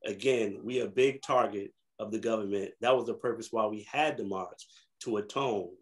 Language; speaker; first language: English; native; English